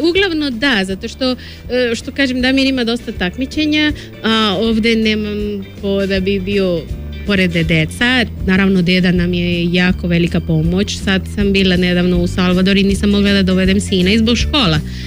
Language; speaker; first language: Serbian; non-native, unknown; Spanish